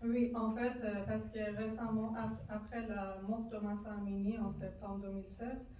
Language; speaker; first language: French; non-native, learner; Persian